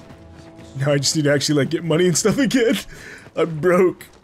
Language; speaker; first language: English; native; English